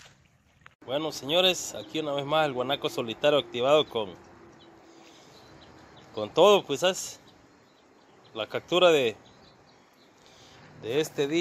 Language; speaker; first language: Spanish; native; Spanish